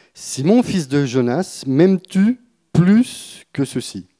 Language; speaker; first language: French; native; French